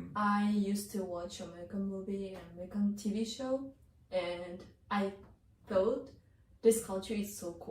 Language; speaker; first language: English; non-native, learner; Japanese